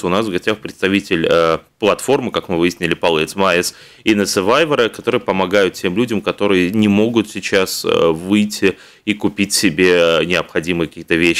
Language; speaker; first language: Russian; native; Russian